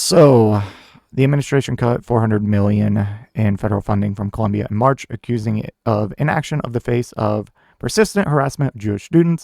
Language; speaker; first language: English; native; English